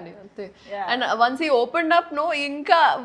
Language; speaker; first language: Telugu; non-native, local second language; Urdu